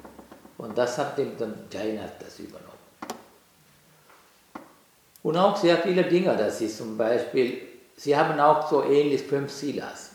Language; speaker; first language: German; non-native, learner; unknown